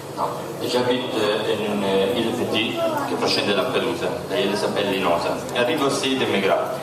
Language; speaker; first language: French; non-native, learner; Italian